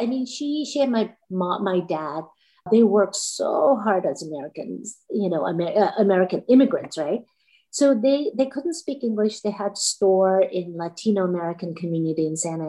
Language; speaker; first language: English; non-native, fluent; Korean